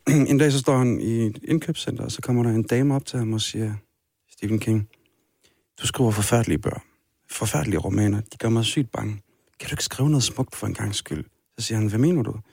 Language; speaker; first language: Danish; early bilingual, other home language; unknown